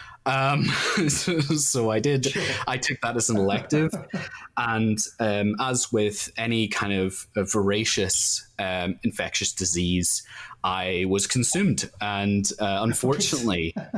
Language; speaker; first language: English; native; English